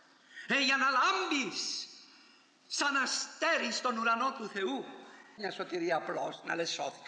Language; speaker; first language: Greek; native; Greek